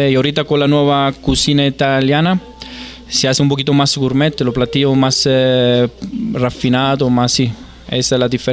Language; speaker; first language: Spanish; non-native, fluent; Italian